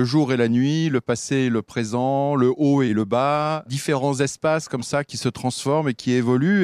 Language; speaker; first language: French; native; French